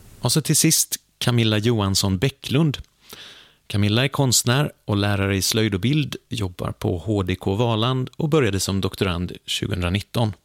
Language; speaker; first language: Swedish; native; Swedish